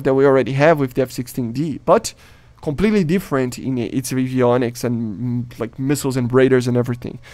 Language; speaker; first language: English; non-native, fluent; Portuguese